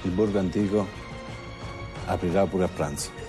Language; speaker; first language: Italian; native; Italian